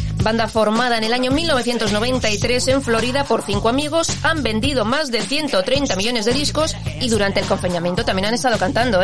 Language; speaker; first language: Spanish; native; Spanish